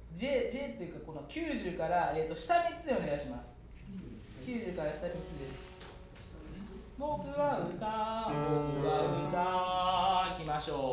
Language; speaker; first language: Japanese; native; Japanese